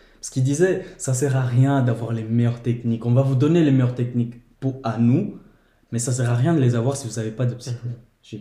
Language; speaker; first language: French; early bilingual, other home language; Portuguese